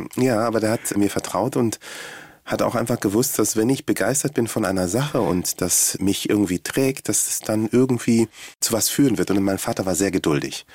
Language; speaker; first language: German; early bilingual, other home language; Swahili